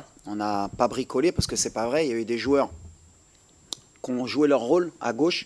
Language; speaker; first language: French; native; French